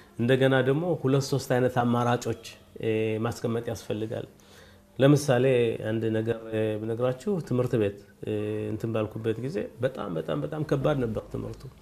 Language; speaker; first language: Amharic; native; Amharic